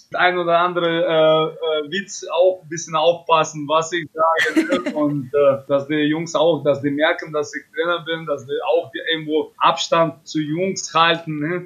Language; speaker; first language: German; non-native, fluent; Russian